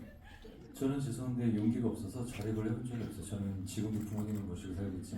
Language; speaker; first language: Korean; native; Korean